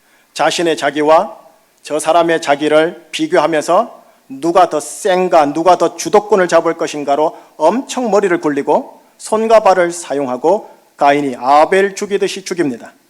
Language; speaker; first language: Korean; native; Korean